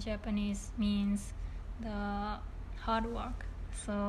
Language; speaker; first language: English; non-native, learner; Japanese